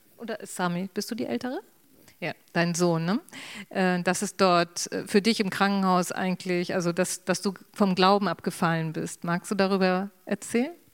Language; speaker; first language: German; native; German